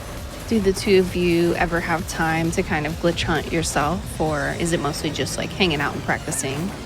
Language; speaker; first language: English; native; English